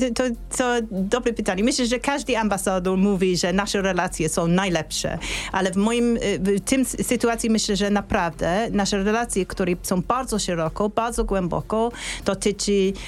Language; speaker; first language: Polish; non-native, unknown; English